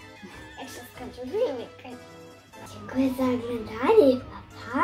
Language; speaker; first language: Polish; early bilingual, heritage; Polish